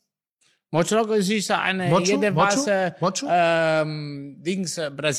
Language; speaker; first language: German; non-native, learner; Italian